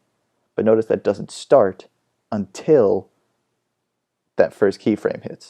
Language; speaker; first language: English; native; English